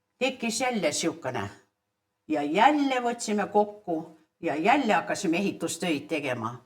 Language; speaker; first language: Estonian; early bilingual, heritage; Estonian